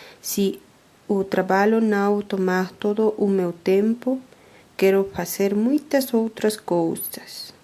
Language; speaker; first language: Portuguese; non-native, fluent; Spanish